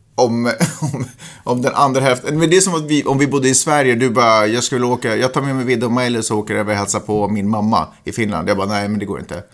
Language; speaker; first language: Swedish; native; Swedish